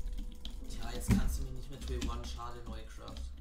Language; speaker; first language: German; native; German